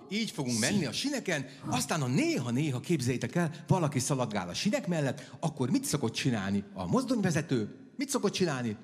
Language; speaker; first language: Hungarian; native; Hungarian